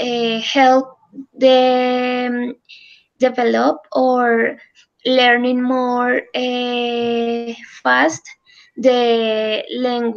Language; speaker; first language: English; non-native, learner; Spanish